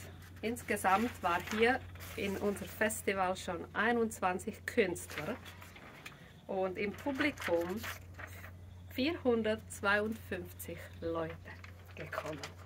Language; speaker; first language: German; non-native, fluent; Czech